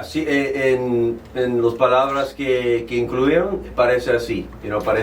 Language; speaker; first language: Spanish; early bilingual, heritage; Spanish